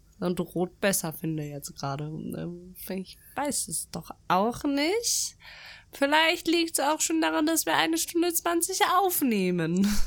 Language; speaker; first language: German; early bilingual, other home language; Russian